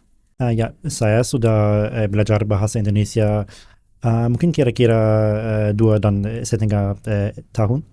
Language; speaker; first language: Indonesian; non-native, learner; German